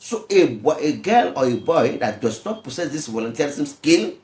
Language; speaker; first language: English; non-native, local second language; Yoruba